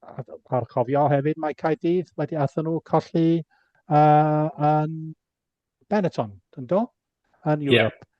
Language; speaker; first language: Welsh; non-native, local second language; English